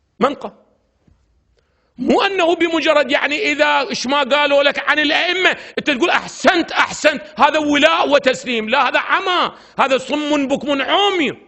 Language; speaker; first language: Arabic; native; Arabic